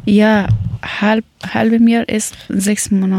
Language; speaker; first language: German; non-native, learner; Persian